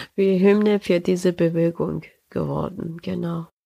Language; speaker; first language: German; non-native, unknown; Persian